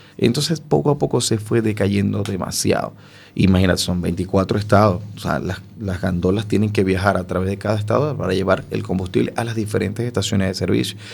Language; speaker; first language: Spanish; native; Spanish